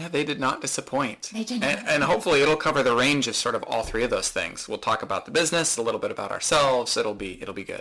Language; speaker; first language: English; native; English